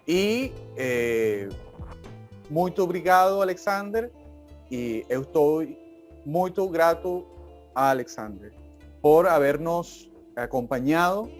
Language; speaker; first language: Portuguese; non-native, learner; Spanish